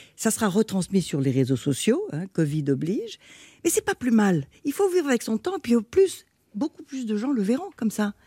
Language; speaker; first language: French; native; French